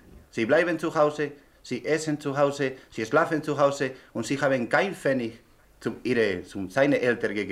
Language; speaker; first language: German; non-native, learner; Spanish